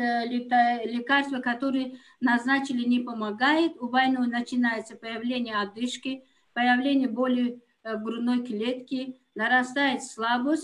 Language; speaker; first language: Russian; non-native, local second language; Tajik